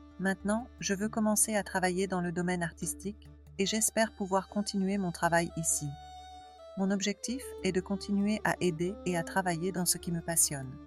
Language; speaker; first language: French; non-native, fluent; Arabic